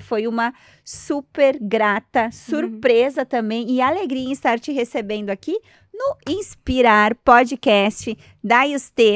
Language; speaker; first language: Portuguese; native; Portuguese